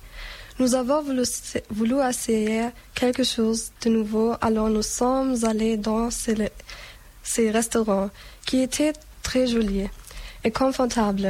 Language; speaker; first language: French; non-native, learner; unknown